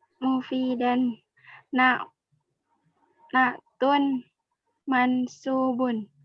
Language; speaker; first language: Arabic; non-native, learner; Indonesian